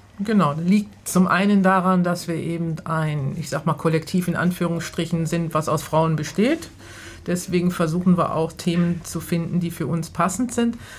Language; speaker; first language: German; native; German